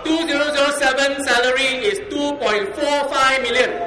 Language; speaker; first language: English; non-native, local second language; Chinese